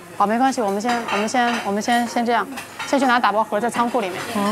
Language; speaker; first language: Chinese; native; Chinese